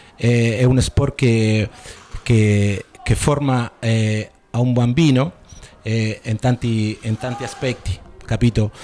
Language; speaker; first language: Italian; non-native, learner; Spanish